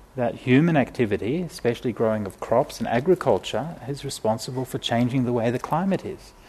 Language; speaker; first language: English; native; English